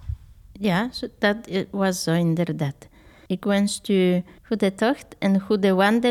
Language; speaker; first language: Dutch; non-native, fluent; Polish